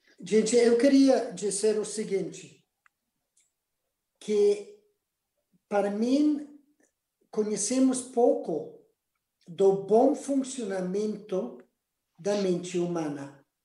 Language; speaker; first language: Portuguese; non-native, fluent; Spanish